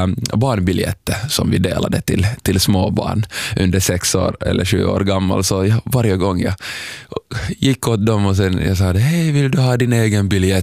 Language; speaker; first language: Swedish; non-native, local second language; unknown